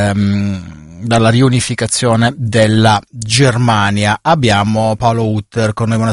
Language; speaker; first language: Italian; native; Italian